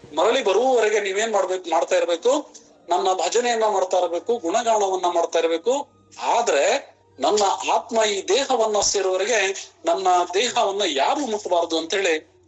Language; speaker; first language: Kannada; non-native, local second language; Lambadi